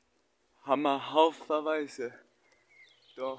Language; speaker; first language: German; non-native, learner; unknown